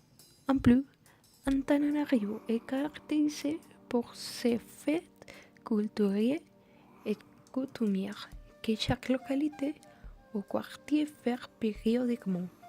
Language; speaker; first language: French; non-native, learner; Spanish